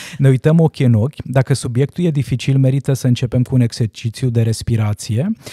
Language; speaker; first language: Romanian; non-native, local second language; Hungarian